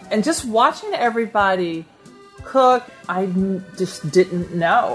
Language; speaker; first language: English; native; English